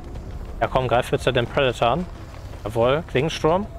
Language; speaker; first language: German; native; German